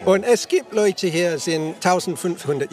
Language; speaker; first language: German; non-native, learner; English